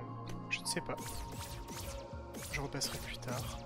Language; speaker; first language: French; native; French